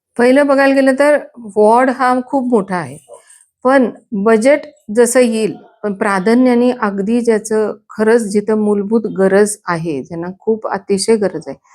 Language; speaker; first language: Marathi; native; Marathi